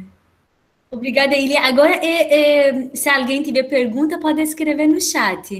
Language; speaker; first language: Portuguese; non-native, fluent; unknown